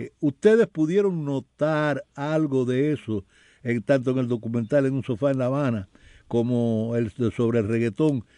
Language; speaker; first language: Spanish; native; Spanish